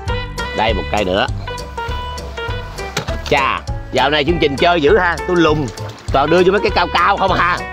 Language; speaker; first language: Vietnamese; native; Vietnamese